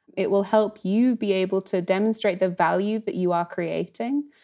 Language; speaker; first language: English; native; English